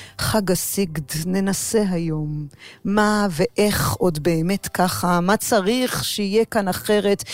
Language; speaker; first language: Hebrew; native; Hebrew